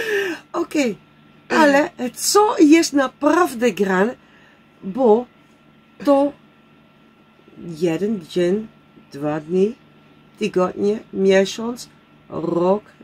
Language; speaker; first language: Polish; non-native, learner; Dutch